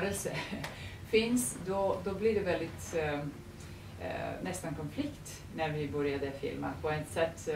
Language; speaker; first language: Swedish; non-native, fluent; Serbian